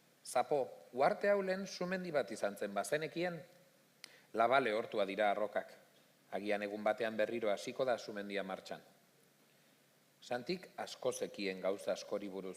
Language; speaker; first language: Basque; native; Basque